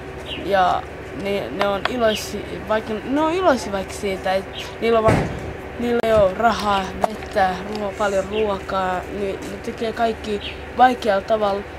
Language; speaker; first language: Finnish; early bilingual, other home language; Somali